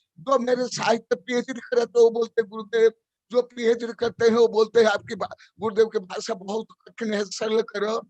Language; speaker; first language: Hindi; non-native, local second language; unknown